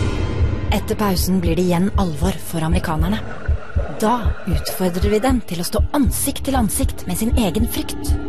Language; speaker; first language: Norwegian; native; Norwegian